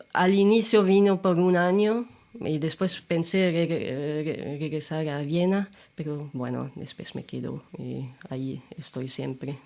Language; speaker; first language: Spanish; non-native, fluent; German